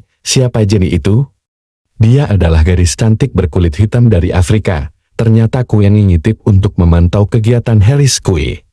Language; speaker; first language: Indonesian; native; Indonesian